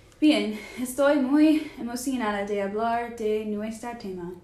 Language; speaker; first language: Spanish; non-native, learner; English